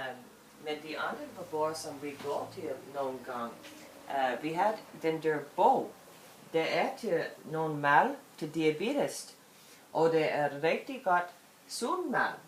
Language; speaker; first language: Danish; non-native, learner; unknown